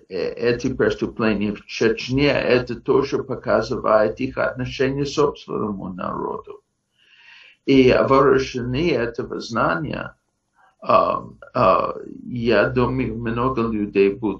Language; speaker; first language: Russian; non-native, fluent; English